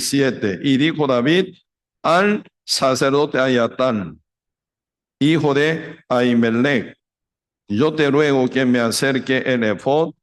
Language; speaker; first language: Spanish; non-native, fluent; Korean